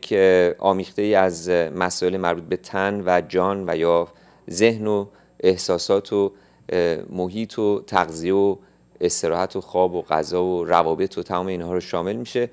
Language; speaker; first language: Persian; native; Persian